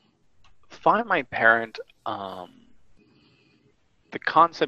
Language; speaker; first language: English; native; English